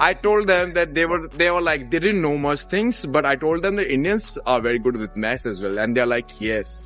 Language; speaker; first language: English; non-native, local second language; Hindi